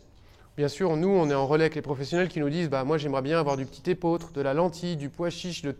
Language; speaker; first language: French; native; French